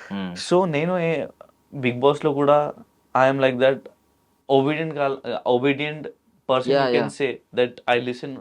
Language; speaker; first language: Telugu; non-native, local second language; Hindi